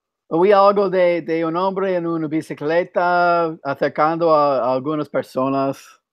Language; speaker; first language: Spanish; non-native, fluent; English